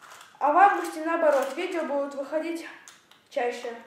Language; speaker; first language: Russian; native; Russian